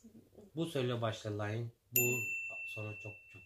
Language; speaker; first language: Turkish; non-native, learner; English